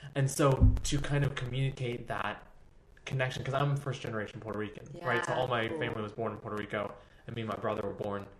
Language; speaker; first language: English; early bilingual, other home language; Spanish